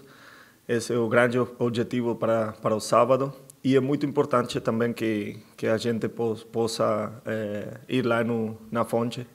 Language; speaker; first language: Portuguese; non-native, fluent; Spanish